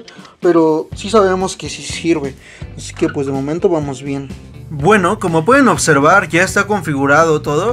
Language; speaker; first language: Spanish; native; Spanish